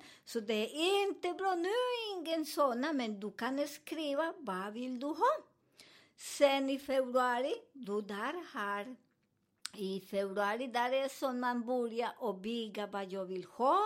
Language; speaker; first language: Swedish; non-native, learner; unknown